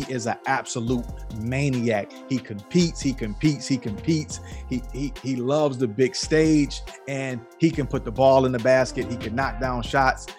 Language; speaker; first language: English; native; English